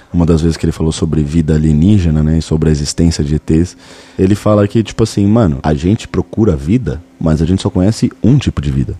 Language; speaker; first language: Portuguese; native; Portuguese